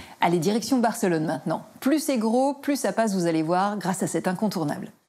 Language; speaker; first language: French; native; French